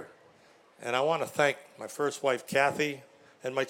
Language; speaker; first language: English; native; English